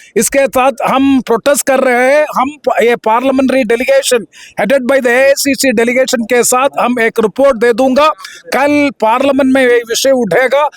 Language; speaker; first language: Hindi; non-native, local second language; Malayalam